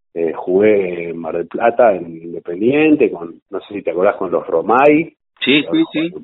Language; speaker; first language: Spanish; native; Spanish